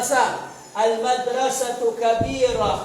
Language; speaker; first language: Arabic; non-native, fluent; Filipino